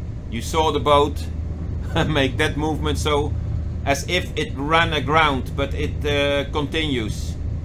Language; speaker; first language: English; non-native, fluent; Dutch